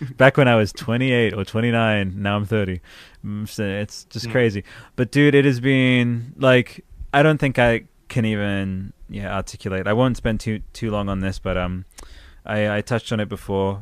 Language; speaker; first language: English; early bilingual, other home language; Italian